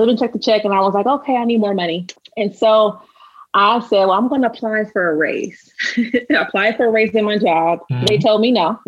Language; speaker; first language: English; native; English